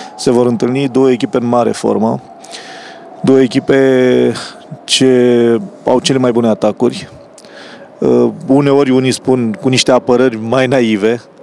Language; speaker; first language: Romanian; native; Romanian